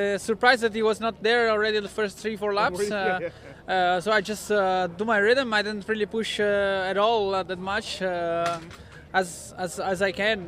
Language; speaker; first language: English; non-native, fluent; Italian